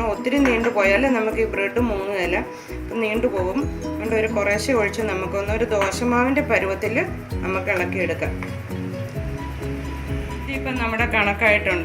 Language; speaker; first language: Malayalam; native; Malayalam